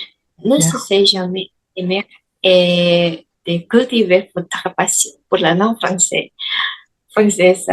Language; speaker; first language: French; non-native, learner; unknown